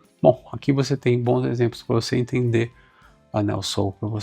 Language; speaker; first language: Portuguese; native; Portuguese